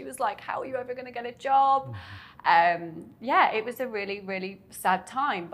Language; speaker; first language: English; native; English